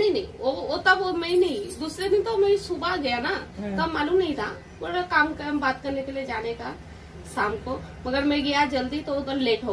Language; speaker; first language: Hindi; non-native, local second language; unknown